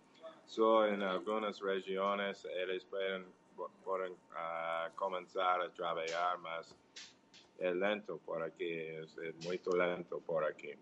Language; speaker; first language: Portuguese; non-native, learner; English